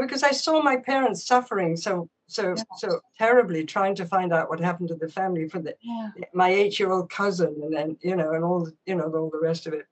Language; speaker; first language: English; native; English